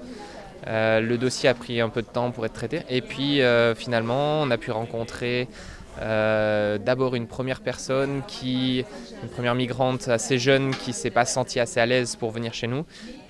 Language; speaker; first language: French; native; French